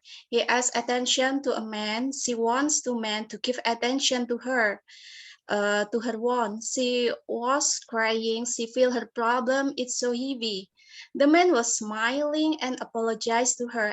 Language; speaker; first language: English; non-native, learner; Indonesian